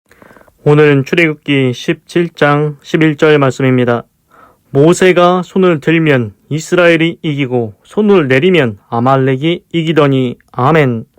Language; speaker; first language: Korean; native; Korean